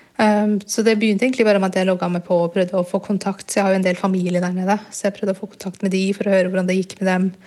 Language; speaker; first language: Norwegian; early bilingual, other home language; Burmese